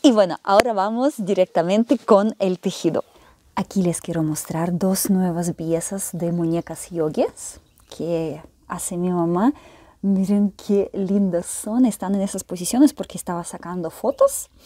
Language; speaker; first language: Spanish; non-native, fluent; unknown